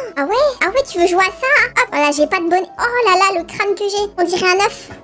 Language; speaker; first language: French; early bilingual, other home language; Polish